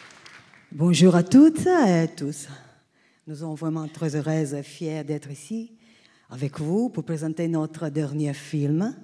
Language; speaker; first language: French; non-native, learner; Italian